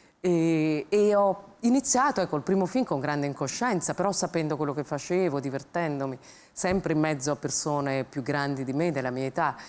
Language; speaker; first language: Italian; native; Italian